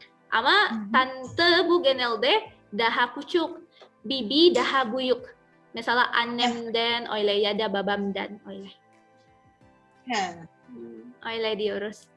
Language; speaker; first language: Turkish; non-native, fluent; Indonesian